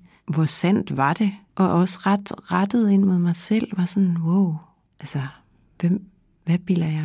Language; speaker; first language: Danish; native; Danish